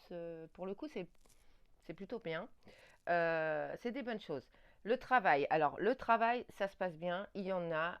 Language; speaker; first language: French; native; French